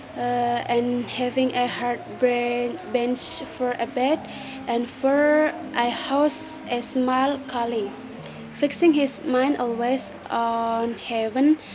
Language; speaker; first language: English; non-native, learner; Indonesian